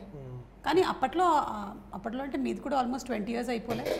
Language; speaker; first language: Telugu; native; Telugu